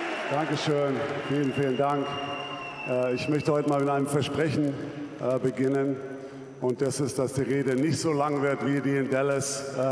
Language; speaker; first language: German; native; German